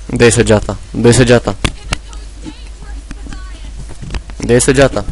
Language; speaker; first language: Romanian; native; Romanian